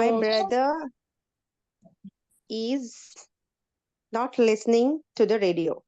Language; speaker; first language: English; non-native, learner; Tamil